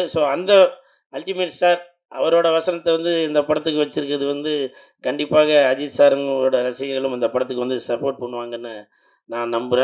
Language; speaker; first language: Tamil; native; Tamil